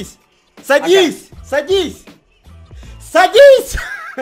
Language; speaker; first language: Russian; native; Russian